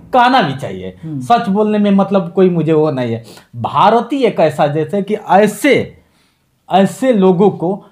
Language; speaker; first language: Hindi; native; Hindi